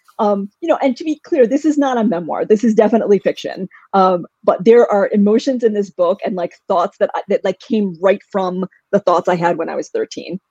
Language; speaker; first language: English; early bilingual, other home language; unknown